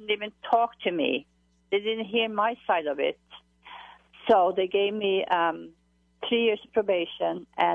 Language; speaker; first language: English; non-native, fluent; Norwegian